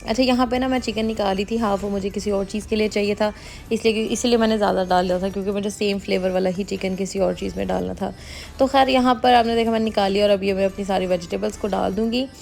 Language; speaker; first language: Urdu; native; Urdu